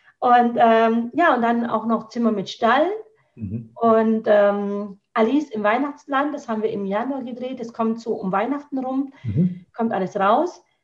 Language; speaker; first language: German; native; German